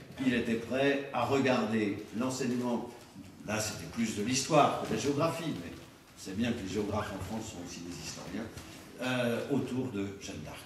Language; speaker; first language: French; native; French